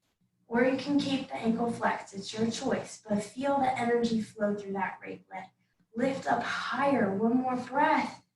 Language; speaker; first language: English; native; English